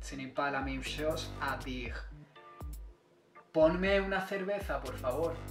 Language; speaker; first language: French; non-native, fluent; Spanish